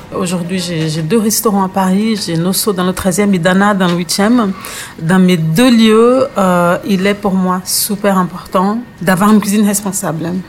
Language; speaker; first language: French; non-native, fluent; Portuguese